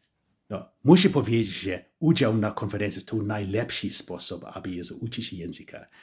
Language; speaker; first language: Polish; non-native, fluent; English